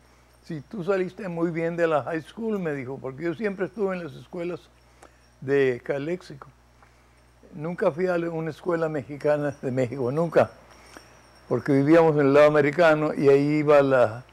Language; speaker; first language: Spanish; early bilingual, heritage; Spanish